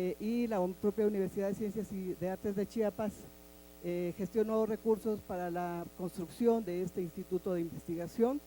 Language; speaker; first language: Spanish; native; Spanish